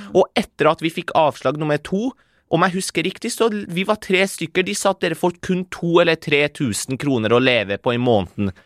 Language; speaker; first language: Norwegian; early bilingual, other home language; Persian